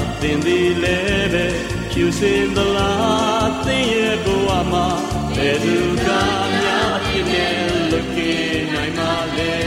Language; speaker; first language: Burmese; native; Burmese